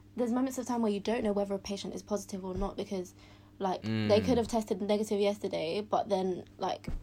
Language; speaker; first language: English; native; English